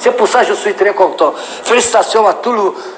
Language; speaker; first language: French; non-native, learner; Portuguese